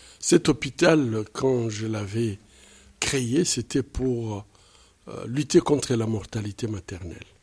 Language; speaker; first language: French; non-native, local second language; Swahili